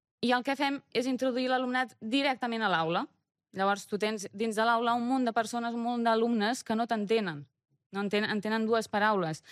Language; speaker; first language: Catalan; early bilingual, other home language; Romanian